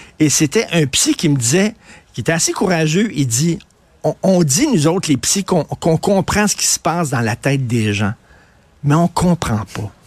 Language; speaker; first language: French; native; French